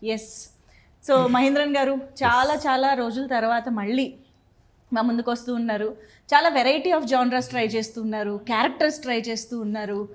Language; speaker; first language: Telugu; native; Telugu